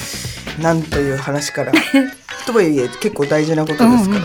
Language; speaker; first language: Japanese; native; Japanese